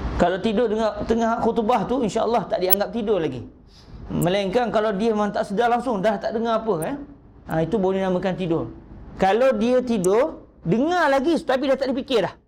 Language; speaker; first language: Malay; native; Malay